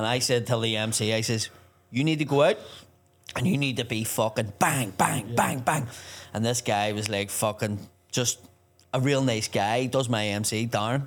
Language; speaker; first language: English; native; English